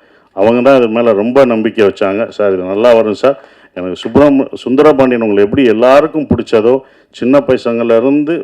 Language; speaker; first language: Tamil; native; Tamil